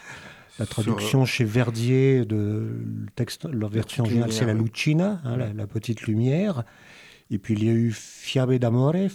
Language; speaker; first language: French; native; French